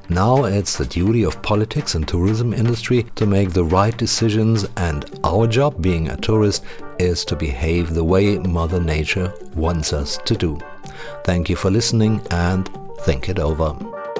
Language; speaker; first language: English; non-native, fluent; German